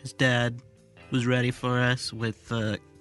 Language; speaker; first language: English; native; English